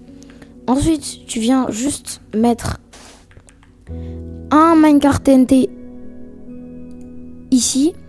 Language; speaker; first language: French; native; French